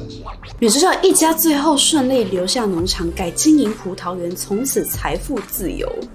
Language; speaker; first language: Chinese; native; Chinese